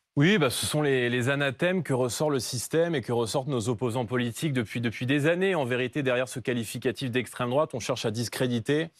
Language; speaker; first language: French; native; French